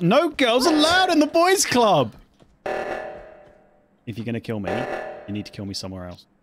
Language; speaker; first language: English; native; English